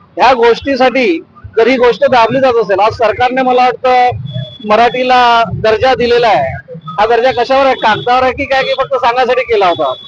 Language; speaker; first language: Marathi; native; Marathi